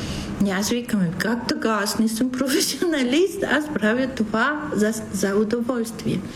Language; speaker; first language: Bulgarian; non-native, fluent; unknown